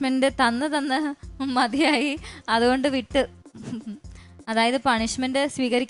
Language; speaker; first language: Malayalam; native; Malayalam